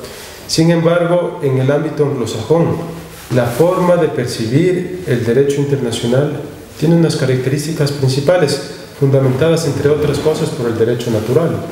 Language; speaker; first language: Spanish; native; Spanish